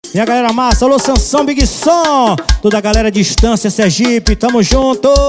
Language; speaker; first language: Portuguese; native; Portuguese